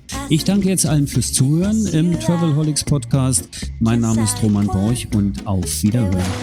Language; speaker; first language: German; native; German